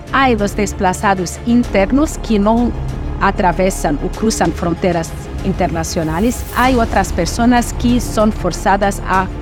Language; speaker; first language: Spanish; non-native, fluent; Portuguese